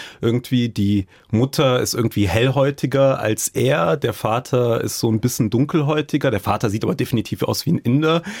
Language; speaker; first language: German; early bilingual, other home language; English